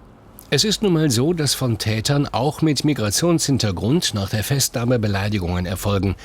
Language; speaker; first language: German; native; German